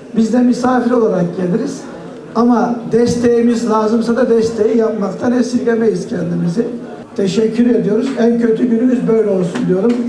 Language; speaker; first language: Turkish; native; Turkish